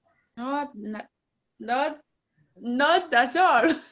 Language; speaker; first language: English; non-native, learner; French